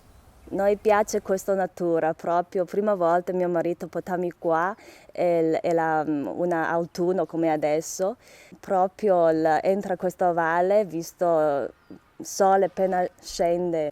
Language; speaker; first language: Italian; non-native, learner; Chinese